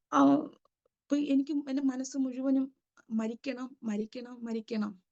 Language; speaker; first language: Malayalam; native; Malayalam